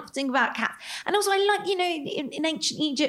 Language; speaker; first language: English; native; English